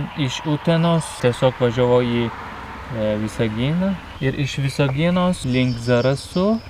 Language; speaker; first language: Lithuanian; non-native, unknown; Turkish